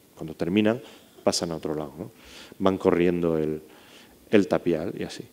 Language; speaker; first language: Spanish; native; Spanish